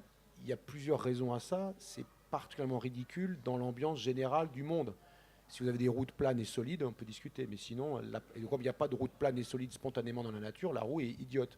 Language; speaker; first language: French; native; French